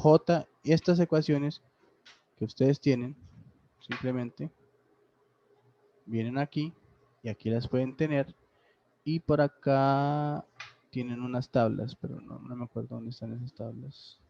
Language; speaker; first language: Spanish; native; Spanish